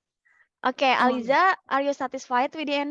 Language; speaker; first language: English; non-native, fluent; Indonesian